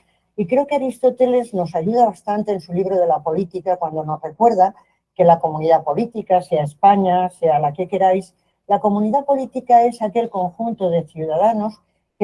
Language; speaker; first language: Spanish; native; Spanish